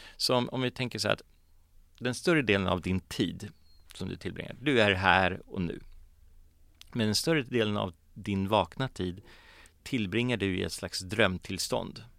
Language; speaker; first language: Swedish; early bilingual, other home language; Polish